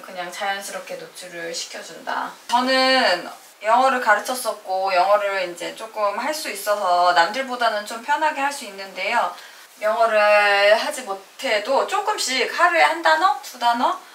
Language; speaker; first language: Korean; native; Korean